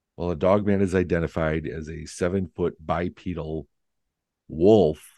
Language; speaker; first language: English; native; English